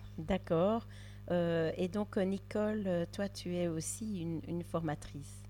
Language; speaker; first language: French; native; French